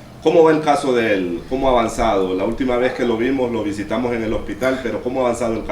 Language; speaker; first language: Spanish; native; Spanish